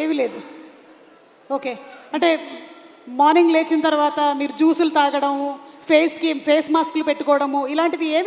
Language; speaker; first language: Telugu; native; Telugu